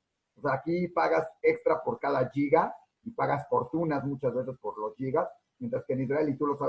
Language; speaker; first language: Spanish; native; Spanish